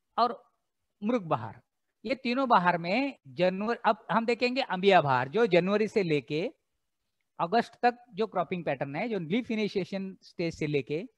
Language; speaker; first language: Hindi; non-native, local second language; Marathi